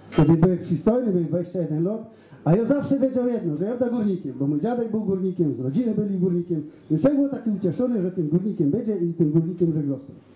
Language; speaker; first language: Polish; native; Polish